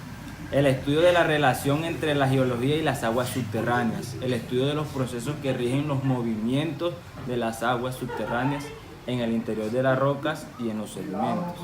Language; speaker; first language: Spanish; native; Spanish